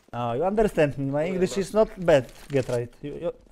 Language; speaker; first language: English; non-native, learner; Polish